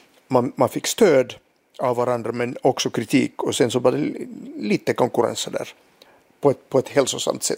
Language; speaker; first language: Swedish; non-native, local second language; Finnish